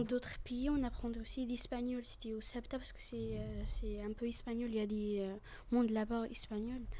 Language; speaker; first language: French; early bilingual, other home language; Arabic